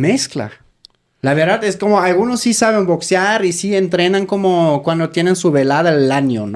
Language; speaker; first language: Spanish; native; Spanish